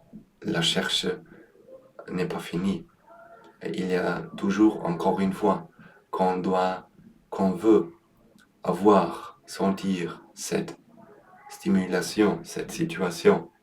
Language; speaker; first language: French; non-native, learner; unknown